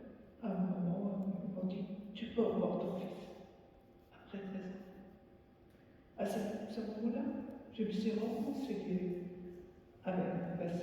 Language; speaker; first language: French; non-native, fluent; Arabic